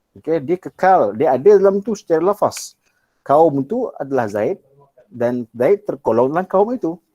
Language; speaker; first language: Malay; native; Malay